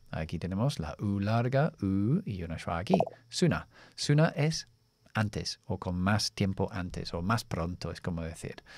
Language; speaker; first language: Spanish; non-native, fluent; English